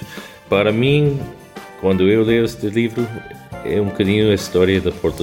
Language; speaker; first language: Portuguese; non-native, fluent; English